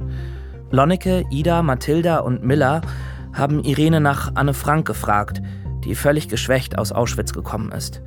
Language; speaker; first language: German; native; German